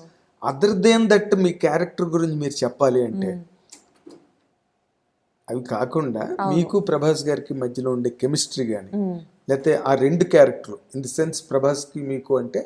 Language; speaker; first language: Telugu; native; Telugu